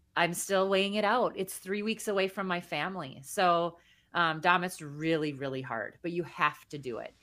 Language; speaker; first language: English; native; English